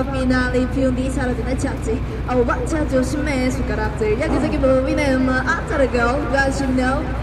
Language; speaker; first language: Korean; non-native, fluent; Japanese